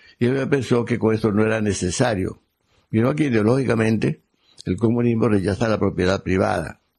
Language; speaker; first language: Spanish; native; Spanish